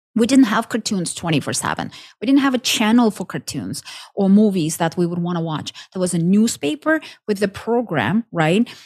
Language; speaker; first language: English; non-native, fluent; Ukrainian